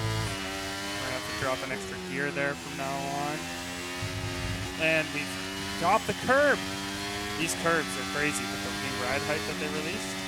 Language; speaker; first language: English; native; English